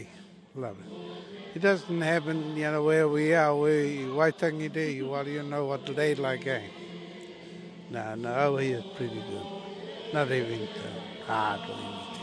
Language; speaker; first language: English; native; English